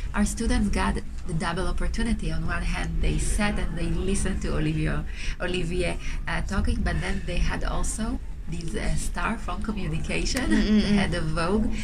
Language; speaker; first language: English; non-native, fluent; Hebrew